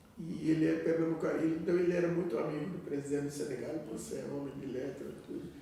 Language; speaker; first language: Portuguese; non-native, fluent; Wolof